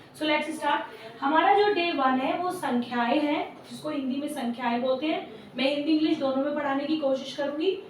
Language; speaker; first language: Hindi; native; Hindi